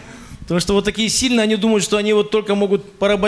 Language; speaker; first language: Russian; native; Russian